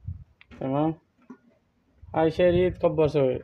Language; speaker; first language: Arabic; non-native, learner; Bangla